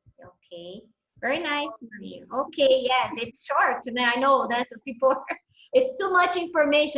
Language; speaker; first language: English; non-native, fluent; Portuguese